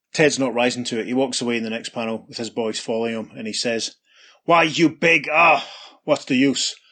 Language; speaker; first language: English; native; English